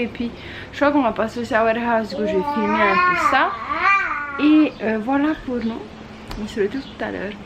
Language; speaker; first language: French; native; French